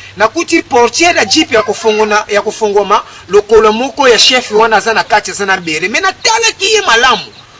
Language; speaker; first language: Lingala; non-native, local second language; Kongo